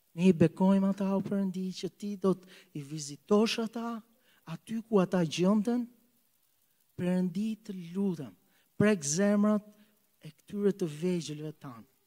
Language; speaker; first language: Albanian; non-native, fluent; English